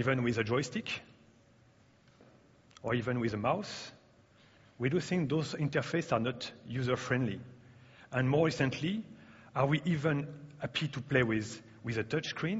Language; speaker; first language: English; non-native, fluent; French